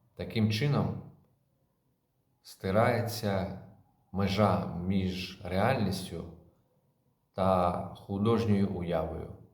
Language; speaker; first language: Ukrainian; native; Ukrainian